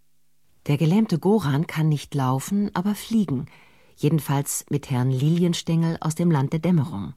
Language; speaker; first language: German; native; German